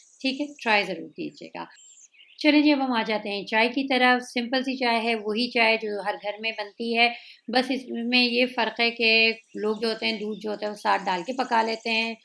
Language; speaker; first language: Urdu; native; Urdu